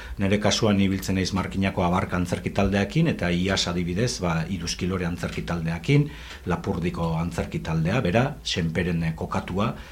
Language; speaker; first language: Basque; native; Basque